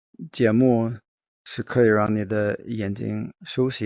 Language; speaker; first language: Chinese; non-native, fluent; English